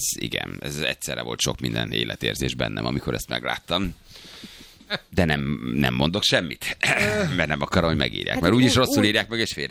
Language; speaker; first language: Hungarian; native; Hungarian